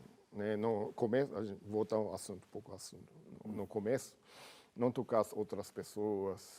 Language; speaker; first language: Portuguese; non-native, learner; Japanese